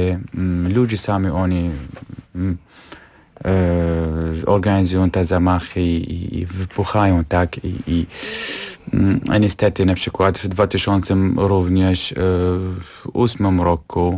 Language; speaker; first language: Polish; non-native, fluent; Kurdish